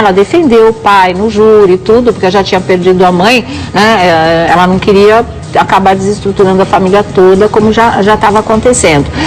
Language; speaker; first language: Portuguese; native; Portuguese